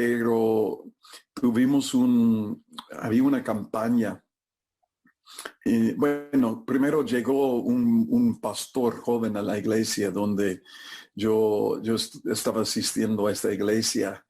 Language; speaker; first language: Spanish; non-native, fluent; English